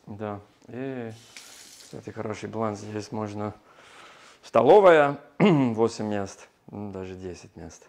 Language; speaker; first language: Russian; non-native, learner; English